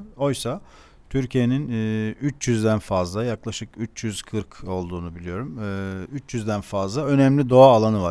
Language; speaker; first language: Turkish; native; Turkish